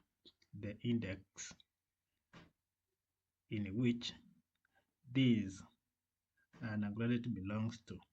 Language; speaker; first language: English; non-native, fluent; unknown